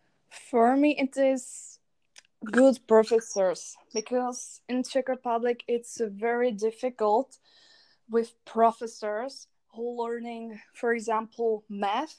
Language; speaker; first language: English; non-native, learner; Czech